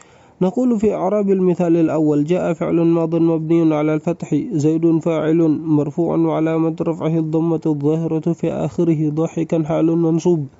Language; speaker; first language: Arabic; non-native, fluent; Indonesian